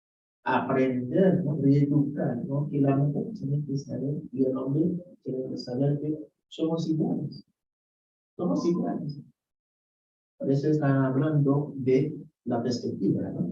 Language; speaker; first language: Spanish; non-native, fluent; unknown